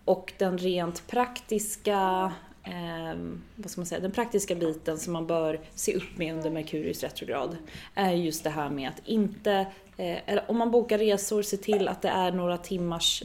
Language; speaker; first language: Swedish; native; Swedish